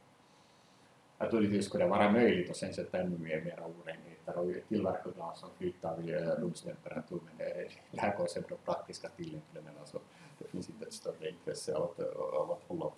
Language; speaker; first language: Swedish; native; Swedish